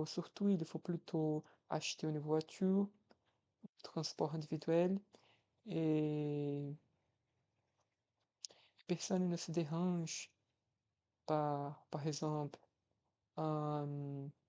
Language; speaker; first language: French; non-native, fluent; Portuguese